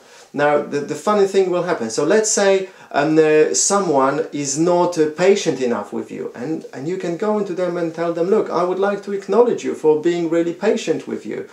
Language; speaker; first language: English; non-native, fluent; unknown